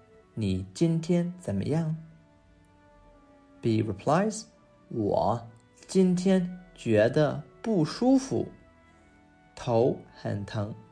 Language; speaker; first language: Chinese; non-native, fluent; English